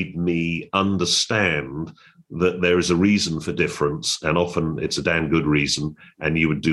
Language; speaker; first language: English; native; English